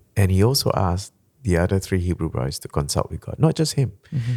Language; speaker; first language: English; non-native, local second language; Malay